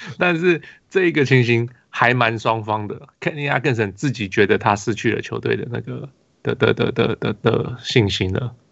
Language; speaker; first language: Chinese; early bilingual, heritage; Chinese